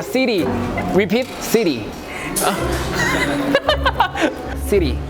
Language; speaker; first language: English; non-native, learner; Korean